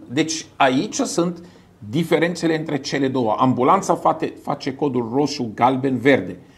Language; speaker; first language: Romanian; non-native, fluent; Arabic